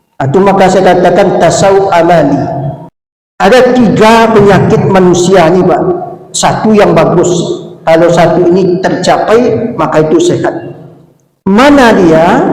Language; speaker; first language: Malay; non-native, local second language; Minangkabau